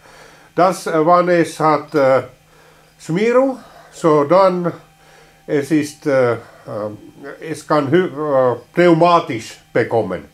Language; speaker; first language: German; non-native, learner; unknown